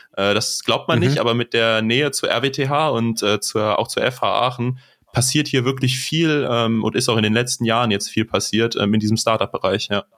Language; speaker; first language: German; native; German